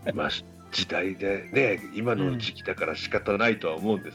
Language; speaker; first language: Japanese; native; Japanese